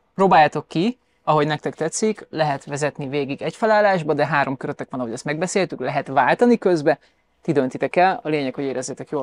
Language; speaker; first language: Hungarian; native; Hungarian